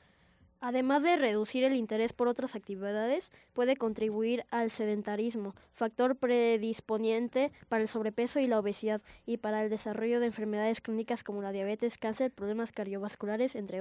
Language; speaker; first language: Spanish; native; Spanish